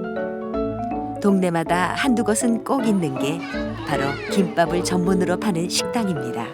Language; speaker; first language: Korean; native; Korean